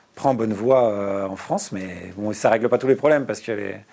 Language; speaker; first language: French; native; French